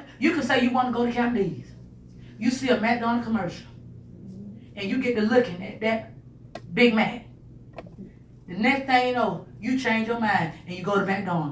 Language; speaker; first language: English; native; English